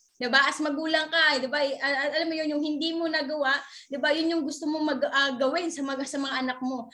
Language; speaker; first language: Filipino; non-native, local second language; Waray